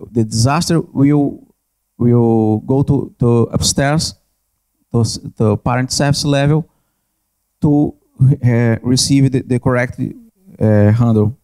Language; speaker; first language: English; non-native, learner; Portuguese